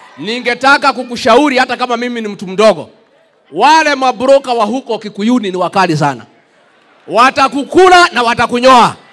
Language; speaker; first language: Swahili; non-native, local second language; Kikuyu